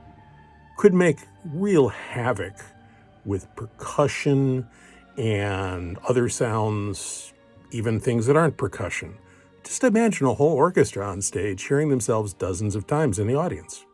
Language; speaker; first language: English; native; English